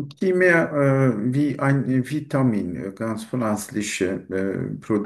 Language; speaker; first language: German; non-native, learner; Turkish